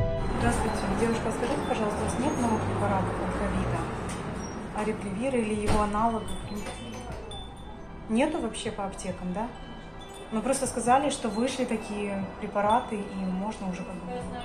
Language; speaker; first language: Russian; native; Russian